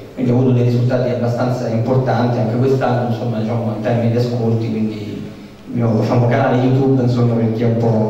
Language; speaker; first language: Italian; non-native, fluent; Spanish